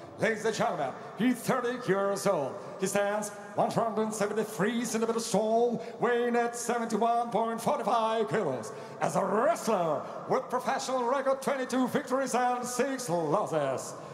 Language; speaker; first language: English; non-native, fluent; Russian